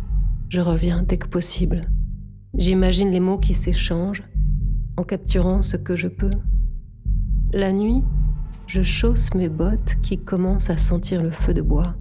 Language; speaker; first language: French; native; French